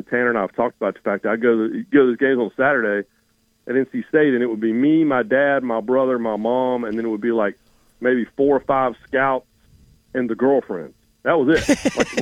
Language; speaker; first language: English; native; English